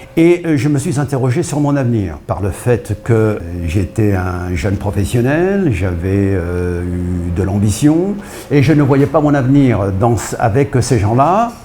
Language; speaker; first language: French; early bilingual, other home language; Portuguese